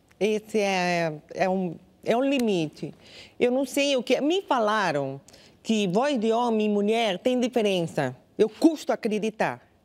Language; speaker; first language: Portuguese; non-native, local second language; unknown